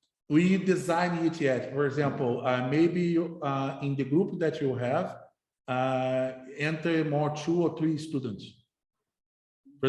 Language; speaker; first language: English; non-native, fluent; Portuguese